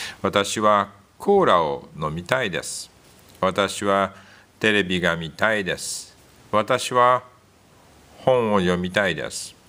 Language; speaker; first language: Japanese; non-native, learner; English